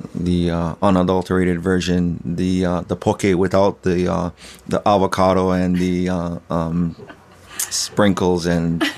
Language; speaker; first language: English; native; English